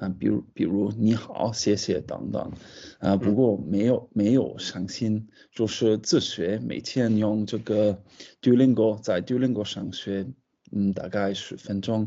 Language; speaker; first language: Chinese; non-native, fluent; English